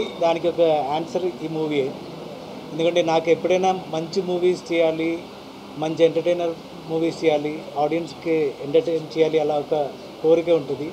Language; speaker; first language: Telugu; non-native, fluent; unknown